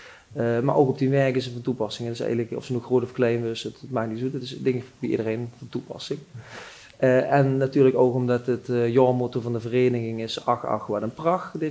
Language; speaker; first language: Dutch; native; Dutch